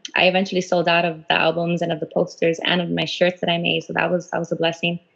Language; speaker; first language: English; native; English